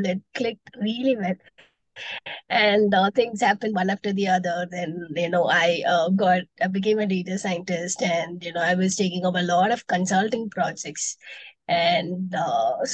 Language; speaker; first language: English; non-native, local second language; Tamil